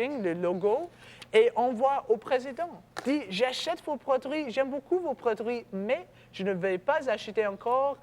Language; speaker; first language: French; non-native, learner; English